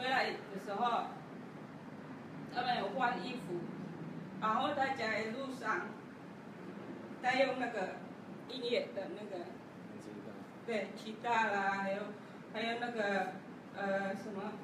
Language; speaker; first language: Chinese; non-native, learner; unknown